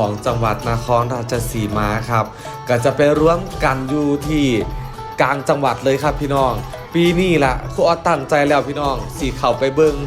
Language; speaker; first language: Thai; non-native, local second language; Lao